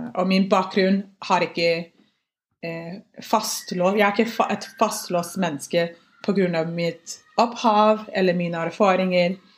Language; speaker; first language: Norwegian; non-native, fluent; English